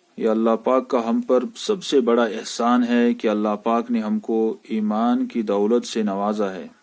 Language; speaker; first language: Urdu; non-native, local second language; Kashmiri